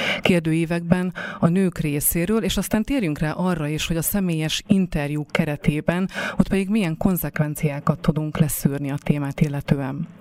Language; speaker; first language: Hungarian; native; Hungarian